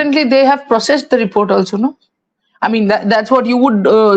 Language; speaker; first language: English; non-native, local second language; Hindi